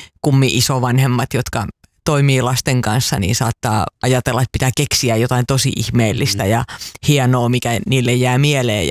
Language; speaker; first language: Finnish; native; Finnish